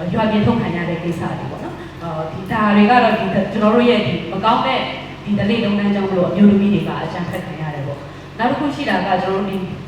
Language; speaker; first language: Burmese; non-native, local second language; Shwe Palaung